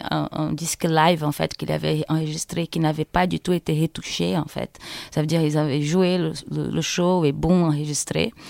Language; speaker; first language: French; non-native, fluent; Portuguese